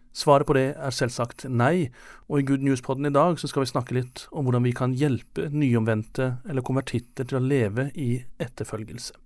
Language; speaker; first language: Norwegian; native; Norwegian